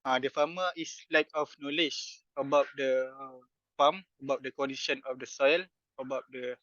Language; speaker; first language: English; non-native, fluent; Malay